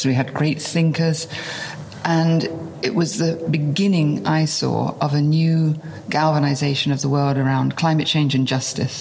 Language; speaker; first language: English; native; English